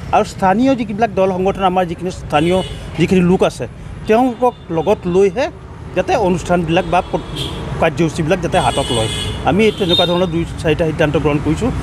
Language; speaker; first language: Assamese; non-native, local second language; Marwari